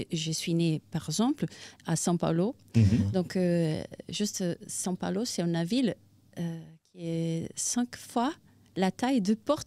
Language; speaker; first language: French; non-native, fluent; Portuguese